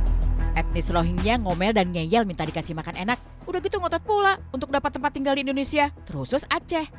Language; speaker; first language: Indonesian; native; Indonesian